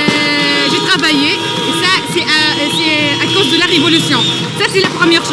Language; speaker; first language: French; non-native, local second language; Arabic